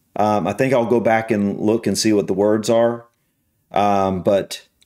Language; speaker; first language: English; native; English